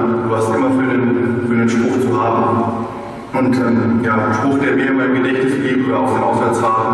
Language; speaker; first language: German; native; German